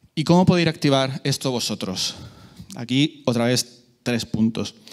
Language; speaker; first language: Spanish; native; Spanish